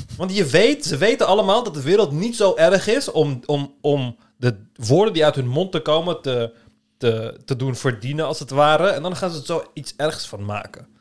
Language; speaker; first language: Dutch; early bilingual, other home language; Turkish